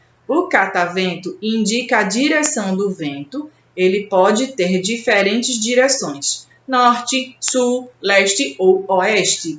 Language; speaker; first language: Portuguese; native; Portuguese